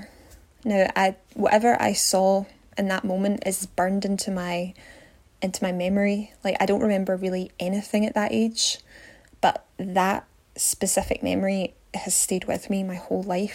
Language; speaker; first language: English; native; English